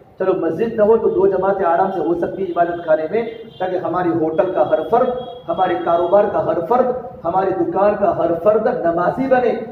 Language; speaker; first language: Urdu; non-native, local second language; Gujarati